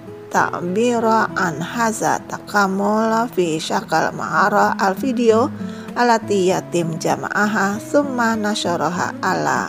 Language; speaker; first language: Arabic; non-native, learner; Indonesian